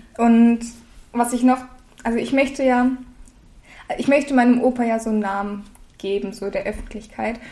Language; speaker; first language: German; early bilingual, other home language; Russian